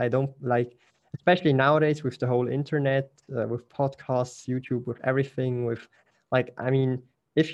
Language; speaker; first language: English; non-native, fluent; Swiss German